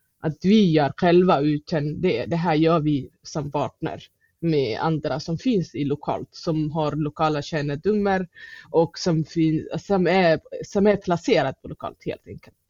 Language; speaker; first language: Swedish; non-native, fluent; Somali